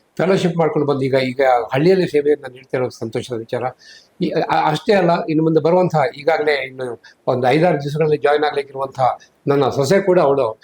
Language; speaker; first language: Kannada; native; Kannada